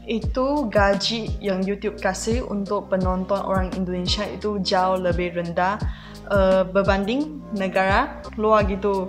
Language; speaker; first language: Indonesian; non-native, fluent; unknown